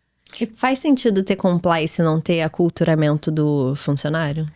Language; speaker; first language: Portuguese; native; Portuguese